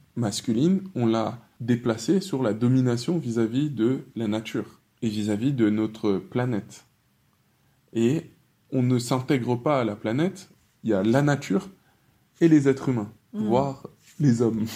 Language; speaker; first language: French; native; French